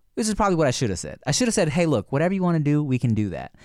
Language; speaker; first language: English; native; English